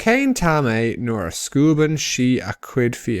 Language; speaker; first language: Irish; non-native, local second language; English